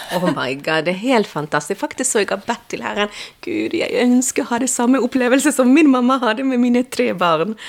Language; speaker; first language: Norwegian; non-native, fluent; Spanish